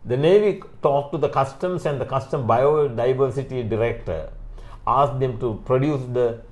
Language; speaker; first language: English; non-native, local second language; Sinhala